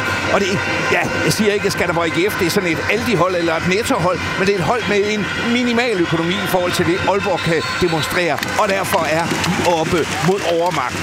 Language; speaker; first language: Danish; native; Danish